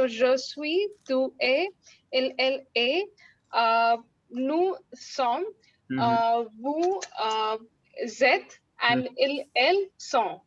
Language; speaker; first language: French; non-native, learner; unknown